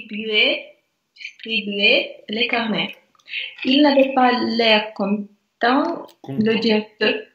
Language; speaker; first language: French; non-native, learner; Russian